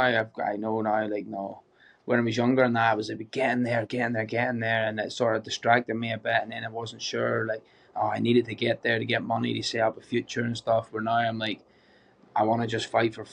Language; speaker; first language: English; native; English